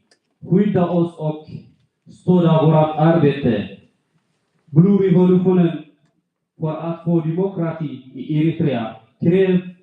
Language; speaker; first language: Swedish; non-native, fluent; Tigrinya